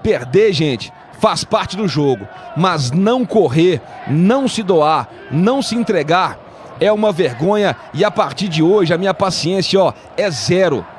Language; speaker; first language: Portuguese; native; Portuguese